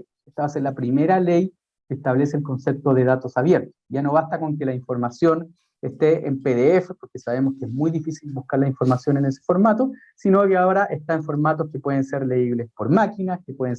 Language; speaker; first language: Spanish; native; Spanish